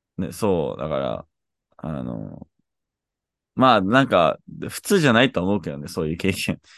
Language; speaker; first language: Japanese; non-native, fluent; English